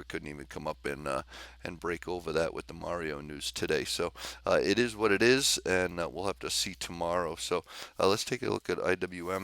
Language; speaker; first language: English; native; English